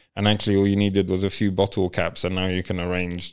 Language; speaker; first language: English; early bilingual, other home language; Polish